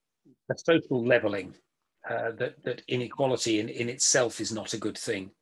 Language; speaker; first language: English; native; English